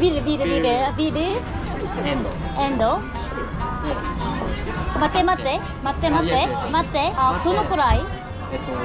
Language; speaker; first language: Japanese; non-native, learner; Korean